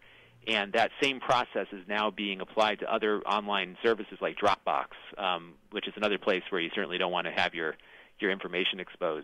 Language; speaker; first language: English; native; English